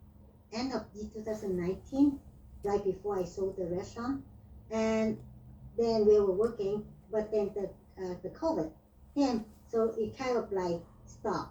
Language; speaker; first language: English; non-native, learner; Vietnamese